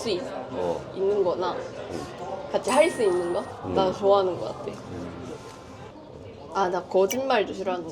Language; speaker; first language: Korean; non-native, fluent; Japanese